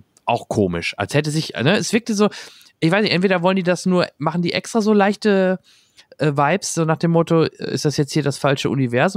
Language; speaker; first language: German; native; German